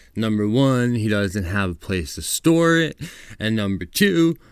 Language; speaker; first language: English; native; English